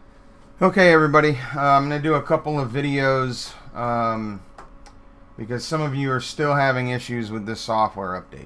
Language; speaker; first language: English; native; English